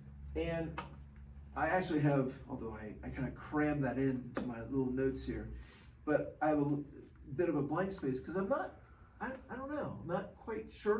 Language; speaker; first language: English; native; English